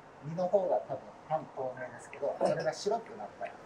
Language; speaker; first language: Japanese; native; Japanese